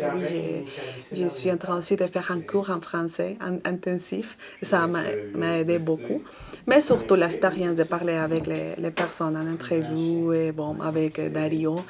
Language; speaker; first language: French; non-native, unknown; Spanish